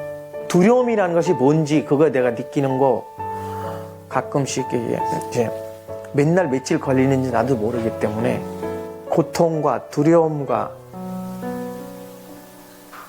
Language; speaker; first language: Korean; non-native, fluent; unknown